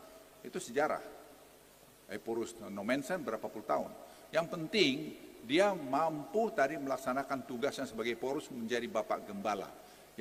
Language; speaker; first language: Indonesian; native; Indonesian